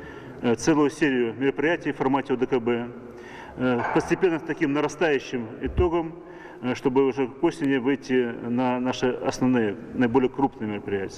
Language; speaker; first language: Russian; native; Russian